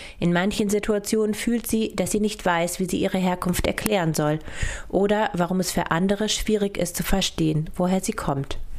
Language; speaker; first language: German; native; German